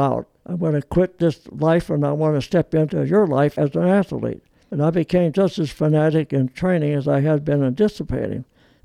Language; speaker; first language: English; early bilingual, other home language; Italian